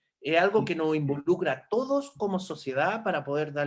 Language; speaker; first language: Spanish; native; Spanish